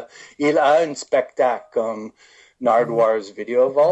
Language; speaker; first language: French; non-native, fluent; English